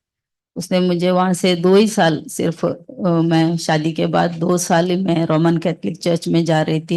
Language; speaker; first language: Hindi; non-native, local second language; Malayalam